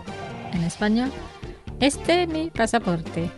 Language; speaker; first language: Spanish; non-native, fluent; Indonesian